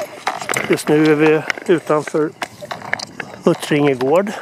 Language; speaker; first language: Swedish; native; Swedish